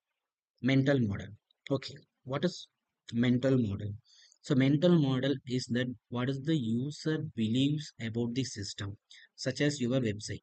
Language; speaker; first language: English; non-native, local second language; Tamil